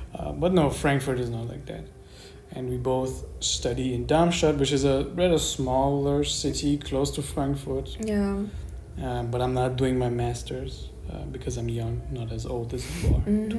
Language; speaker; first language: English; non-native, fluent; Persian